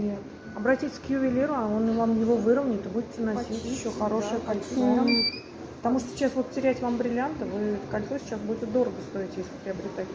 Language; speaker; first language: Russian; native; Russian